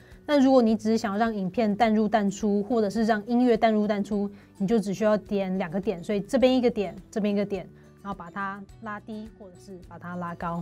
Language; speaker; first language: Chinese; native; Chinese